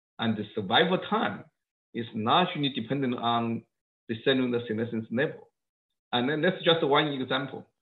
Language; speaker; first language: English; non-native, fluent; Chinese